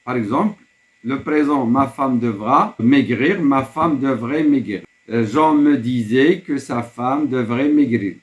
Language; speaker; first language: French; non-native, local second language; Arabic